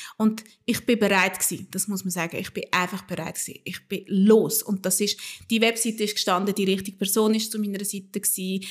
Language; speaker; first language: German; early bilingual, other home language; Spanish